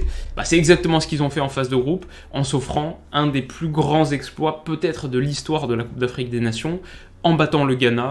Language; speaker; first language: French; native; French